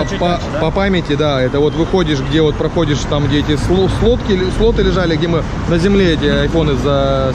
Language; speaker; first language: Russian; native; Russian